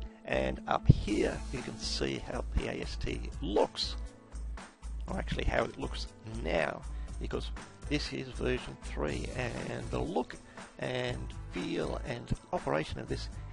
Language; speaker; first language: English; native; English